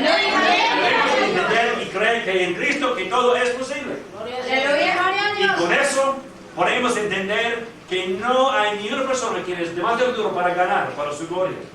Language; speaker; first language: Spanish; non-native, fluent; English